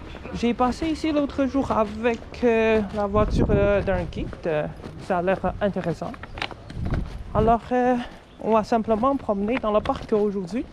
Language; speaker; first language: French; non-native, fluent; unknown